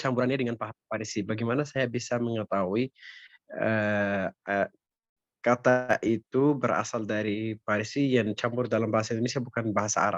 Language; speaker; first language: Indonesian; non-native, learner; Arabic